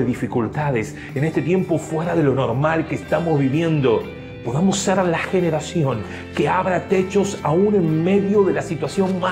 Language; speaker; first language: Spanish; native; Spanish